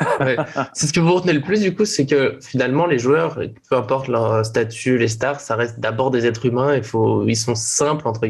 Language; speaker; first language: French; native; French